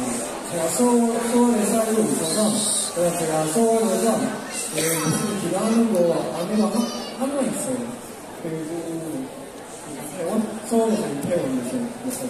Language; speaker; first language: Korean; non-native, learner; Indonesian